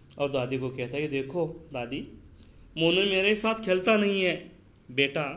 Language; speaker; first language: Hindi; non-native, local second language; Marathi